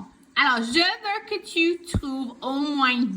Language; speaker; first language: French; non-native, local second language; English